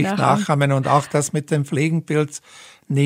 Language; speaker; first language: German; native; German